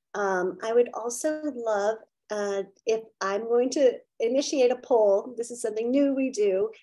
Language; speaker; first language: English; native; English